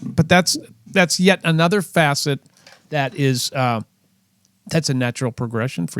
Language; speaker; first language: English; native; English